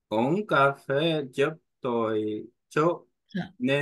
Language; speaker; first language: Vietnamese; non-native, learner; Korean